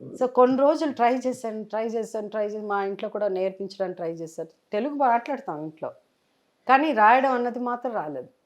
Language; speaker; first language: Telugu; native; Telugu